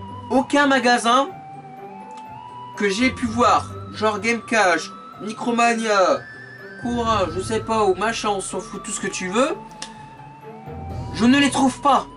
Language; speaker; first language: French; native; French